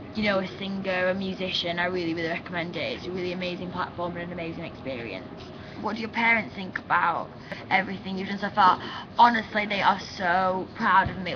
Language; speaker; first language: English; native; English